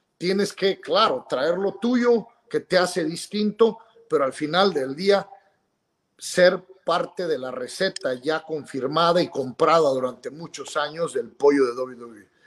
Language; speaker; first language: Spanish; native; Spanish